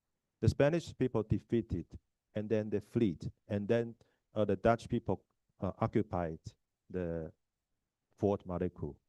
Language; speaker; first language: English; non-native, fluent; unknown